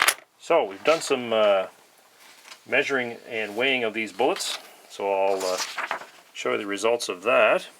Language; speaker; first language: English; native; English